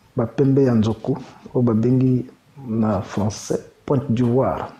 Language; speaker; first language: Lingala; native; Lingala